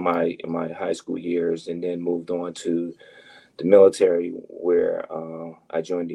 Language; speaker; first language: English; native; English